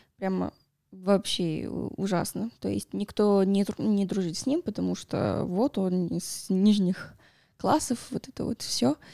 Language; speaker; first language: Russian; non-native, fluent; Spanish